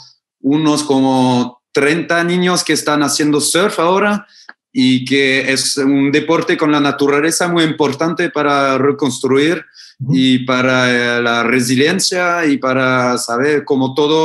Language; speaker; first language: Spanish; non-native, fluent; French